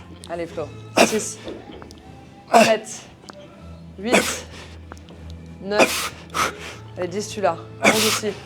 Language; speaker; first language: French; native; French